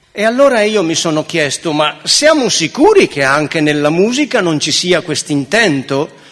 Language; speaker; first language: Italian; native; Italian